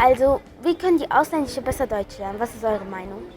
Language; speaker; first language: German; non-native, learner; Kurdish